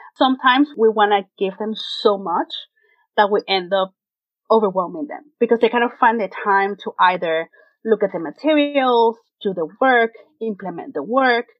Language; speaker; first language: English; non-native, fluent; Spanish